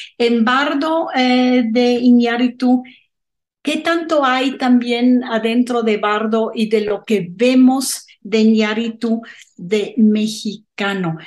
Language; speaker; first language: Spanish; non-native, fluent; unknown